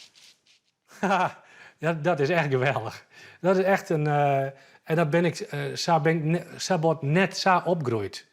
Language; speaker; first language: Dutch; non-native, local second language; Western Frisian